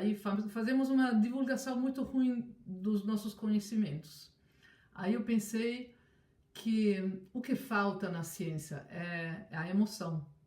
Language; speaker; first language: Portuguese; non-native, fluent; Italian